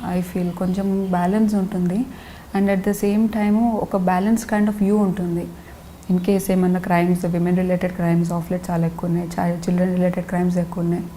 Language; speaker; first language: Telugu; non-native, local second language; Lambadi